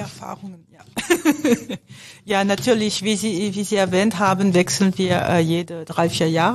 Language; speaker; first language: German; non-native, fluent; French